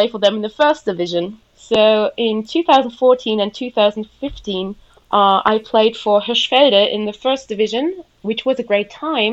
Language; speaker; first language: English; non-native, fluent; German